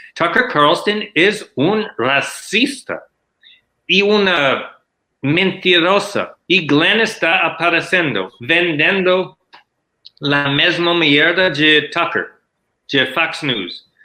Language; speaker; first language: Spanish; non-native, learner; English